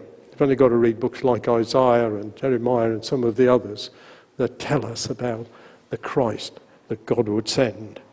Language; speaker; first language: English; native; English